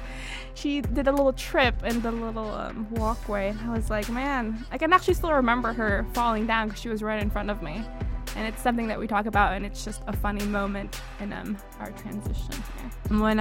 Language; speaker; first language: English; early bilingual, other home language; Hiligaynon